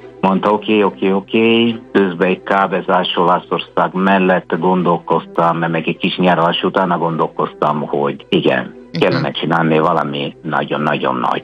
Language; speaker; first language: Hungarian; non-native, fluent; Italian